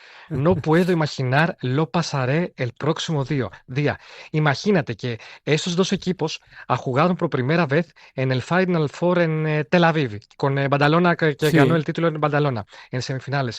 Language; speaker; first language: Spanish; non-native, fluent; Greek